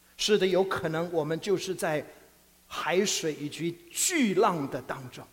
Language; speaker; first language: Chinese; non-native, fluent; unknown